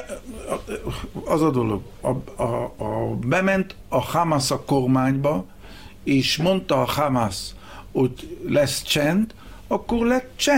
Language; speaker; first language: Hungarian; early bilingual, heritage; Hebrew